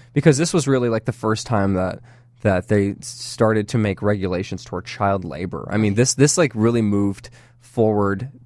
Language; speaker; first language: English; native; English